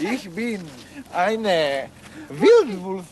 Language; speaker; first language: German; non-native, learner; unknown